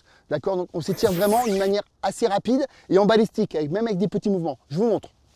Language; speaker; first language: French; native; French